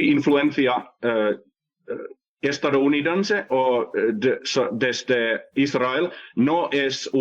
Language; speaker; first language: Spanish; non-native, fluent; Finnish